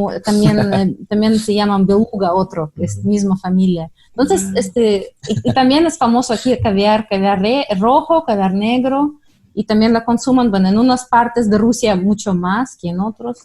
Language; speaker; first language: Spanish; non-native, fluent; Russian